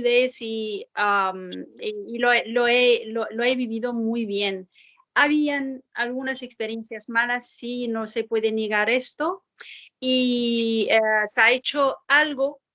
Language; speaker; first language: Spanish; non-native, fluent; Arabic